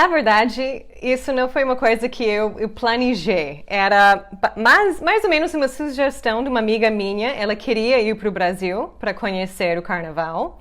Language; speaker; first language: Portuguese; non-native, fluent; English